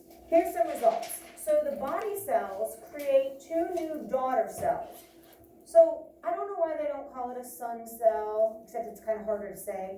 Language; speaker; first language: English; native; English